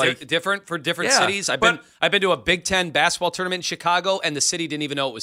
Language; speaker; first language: English; native; English